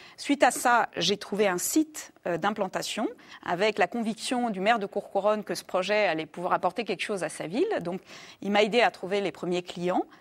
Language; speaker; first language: French; native; French